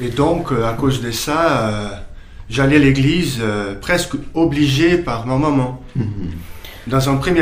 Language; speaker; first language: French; non-native, fluent; Portuguese